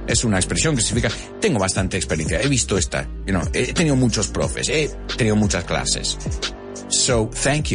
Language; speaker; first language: Spanish; early bilingual, heritage; Spanish